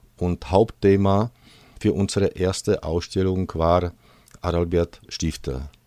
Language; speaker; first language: German; non-native, fluent; Czech